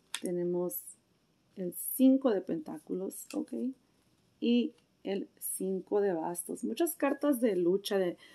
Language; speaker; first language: Spanish; early bilingual, heritage; Spanish